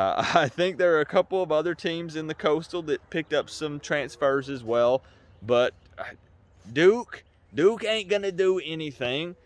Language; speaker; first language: English; native; English